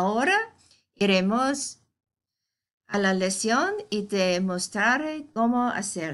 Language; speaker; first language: Spanish; non-native, fluent; English